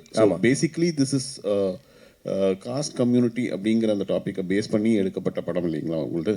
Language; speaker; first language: Tamil; native; Tamil